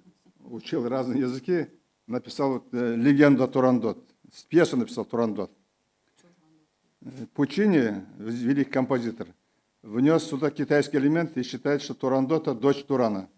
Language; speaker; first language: Russian; non-native, local second language; Kazakh